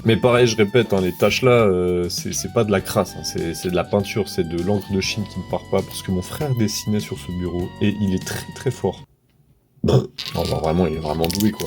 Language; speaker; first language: French; native; French